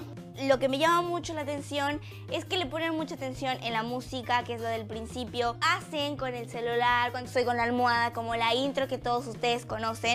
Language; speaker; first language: Spanish; native; Spanish